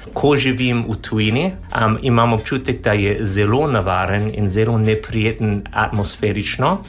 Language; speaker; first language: Slovenian; non-native, fluent; English